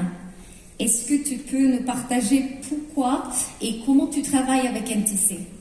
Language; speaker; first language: French; non-native, fluent; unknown